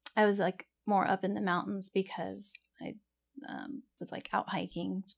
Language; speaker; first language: English; native; English